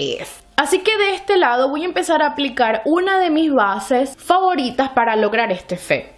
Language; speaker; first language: Spanish; native; Spanish